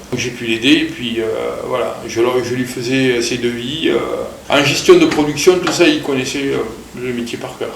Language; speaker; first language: French; early bilingual, other home language; Portuguese